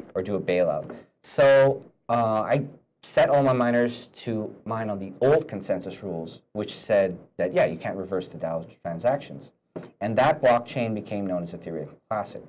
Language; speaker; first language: English; native; English